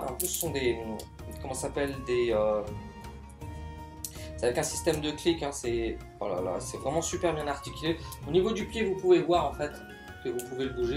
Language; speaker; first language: French; native; French